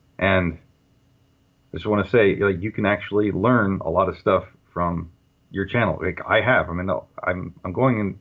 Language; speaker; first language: English; native; English